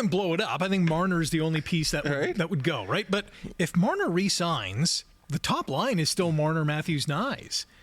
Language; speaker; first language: English; native; English